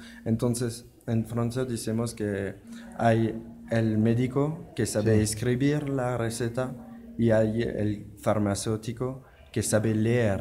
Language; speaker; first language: Spanish; non-native, learner; French